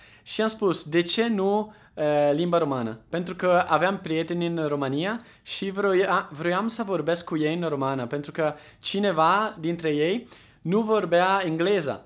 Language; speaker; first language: Romanian; non-native, fluent; Italian